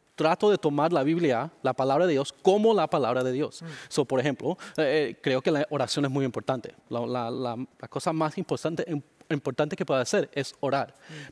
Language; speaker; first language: Spanish; early bilingual, heritage; Spanish